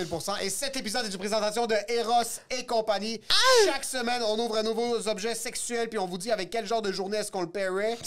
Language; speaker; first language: French; native; French